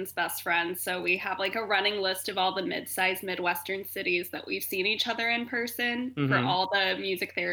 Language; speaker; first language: English; native; English